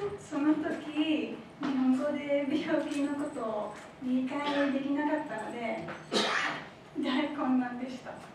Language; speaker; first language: Japanese; non-native, fluent; English